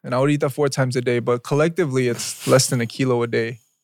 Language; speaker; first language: English; early bilingual, other home language; Korean